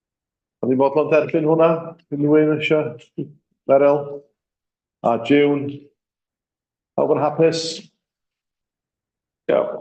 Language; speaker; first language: Welsh; native; Welsh